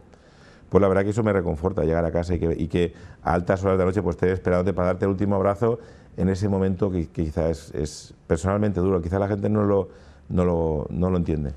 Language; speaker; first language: Spanish; native; Spanish